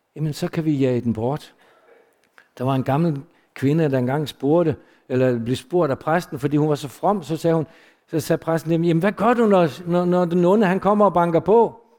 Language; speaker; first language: Danish; early bilingual, other home language; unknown